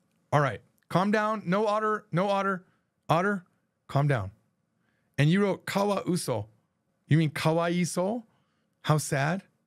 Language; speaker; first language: English; native; English